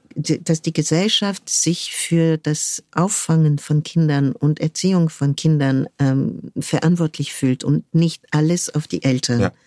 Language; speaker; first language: German; non-native, fluent; French